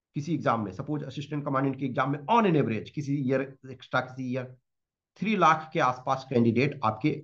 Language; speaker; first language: Hindi; native; Hindi